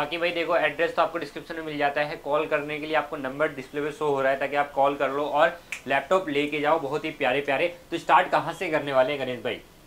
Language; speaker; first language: Hindi; native; Hindi